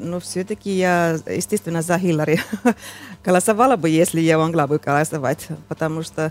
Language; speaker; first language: Russian; non-native, fluent; Finnish